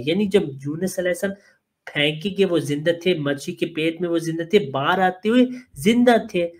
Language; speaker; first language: Urdu; non-native, local second language; Punjabi